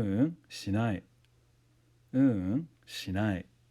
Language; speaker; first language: Japanese; non-native, fluent; English